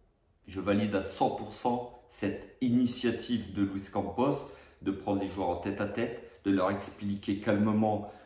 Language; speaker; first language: French; native; French